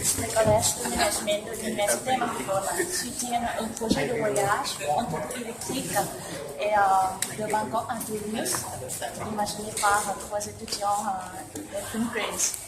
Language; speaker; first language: French; non-native, learner; Thai